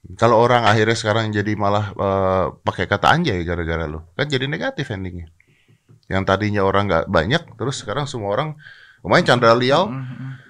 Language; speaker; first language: Indonesian; native; Indonesian